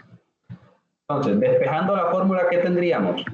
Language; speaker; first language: Spanish; native; Spanish